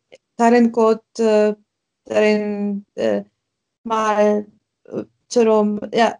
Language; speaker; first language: Korean; non-native, learner; Ukrainian